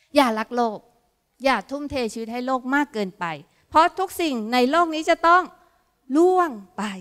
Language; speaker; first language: Thai; native; Thai